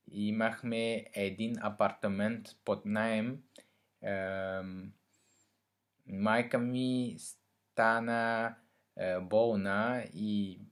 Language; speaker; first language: Bulgarian; non-native, learner; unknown